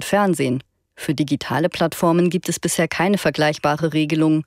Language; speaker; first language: German; native; German